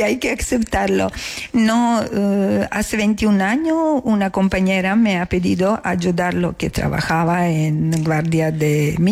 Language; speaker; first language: Spanish; non-native, learner; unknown